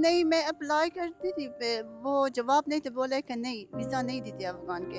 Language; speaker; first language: Hindi; non-native, learner; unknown